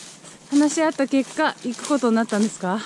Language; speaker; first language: Japanese; native; Japanese